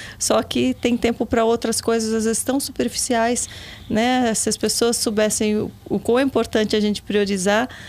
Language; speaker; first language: Portuguese; native; Portuguese